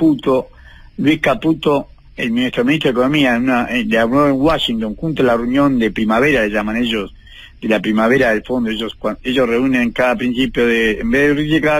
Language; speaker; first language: Spanish; native; Spanish